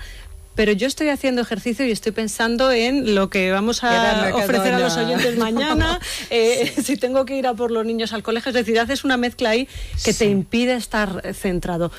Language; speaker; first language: Spanish; native; Spanish